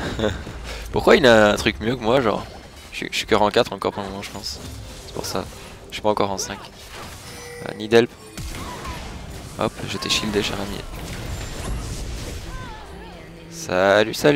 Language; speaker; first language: French; native; French